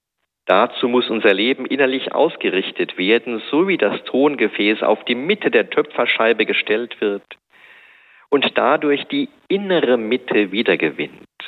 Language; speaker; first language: German; native; German